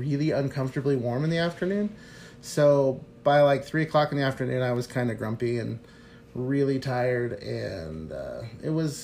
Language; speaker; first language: English; native; English